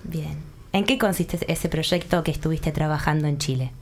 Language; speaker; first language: Spanish; native; Spanish